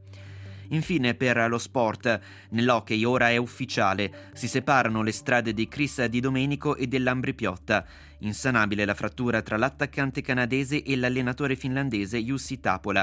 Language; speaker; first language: Italian; native; Italian